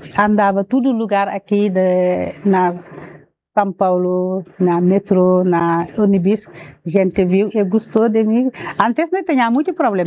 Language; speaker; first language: Portuguese; non-native, learner; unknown